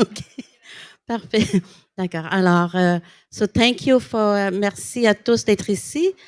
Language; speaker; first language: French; non-native, local second language; Innu-aimun